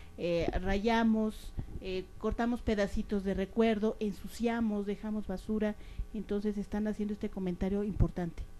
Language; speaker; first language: Spanish; native; Spanish